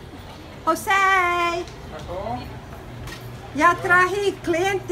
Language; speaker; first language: Spanish; non-native, learner; English